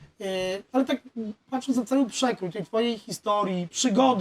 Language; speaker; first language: Polish; native; Polish